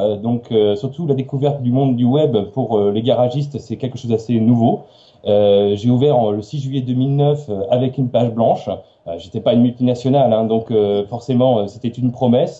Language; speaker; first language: French; native; French